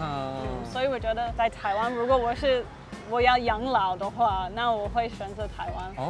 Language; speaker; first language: Chinese; non-native, fluent; English